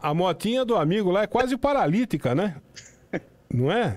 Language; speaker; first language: Portuguese; native; Portuguese